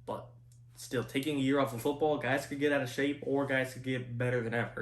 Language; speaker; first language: English; native; English